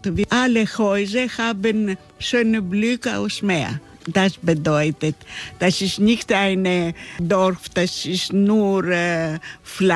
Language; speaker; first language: German; non-native, learner; Greek